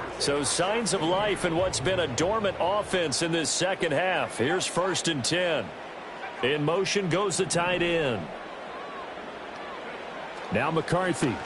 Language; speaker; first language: English; native; English